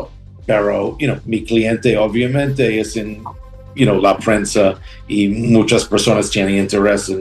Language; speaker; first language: Spanish; non-native, learner; English